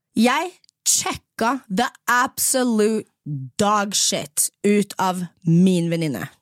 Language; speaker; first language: Norwegian; early bilingual, other home language; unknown